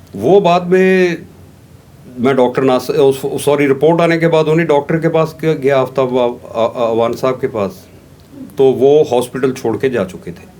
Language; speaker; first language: Urdu; non-native, local second language; Punjabi